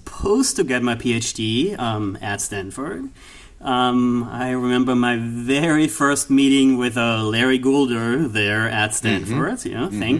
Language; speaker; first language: English; non-native, fluent; German